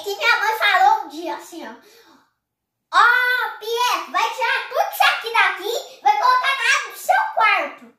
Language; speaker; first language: Portuguese; native; Portuguese